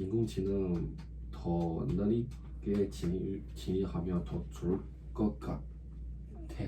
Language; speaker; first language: Korean; non-native, learner; Chinese